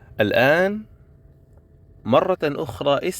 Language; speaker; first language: Arabic; non-native, fluent; Indonesian